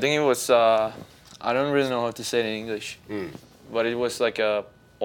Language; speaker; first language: English; non-native, fluent; Czech